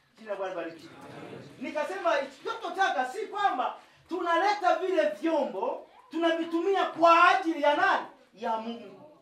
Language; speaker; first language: Swahili; non-native, local second language; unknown